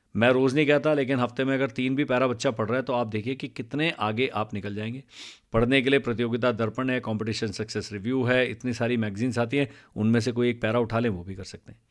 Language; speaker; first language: Hindi; non-native, local second language; Punjabi